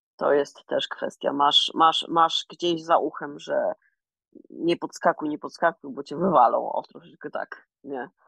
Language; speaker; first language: Polish; native; Polish